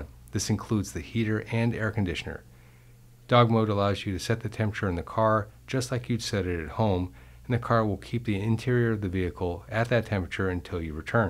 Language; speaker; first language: English; native; English